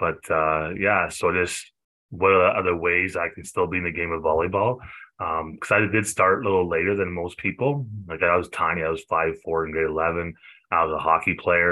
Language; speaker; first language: English; native; English